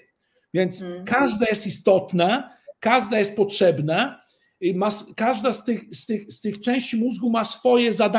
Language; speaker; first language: Polish; early bilingual, heritage; Italian